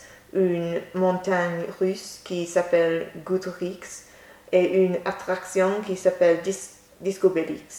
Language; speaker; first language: French; non-native, learner; English